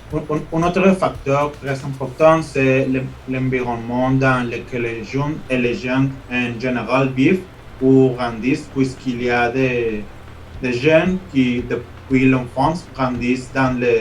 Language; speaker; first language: French; non-native, fluent; Spanish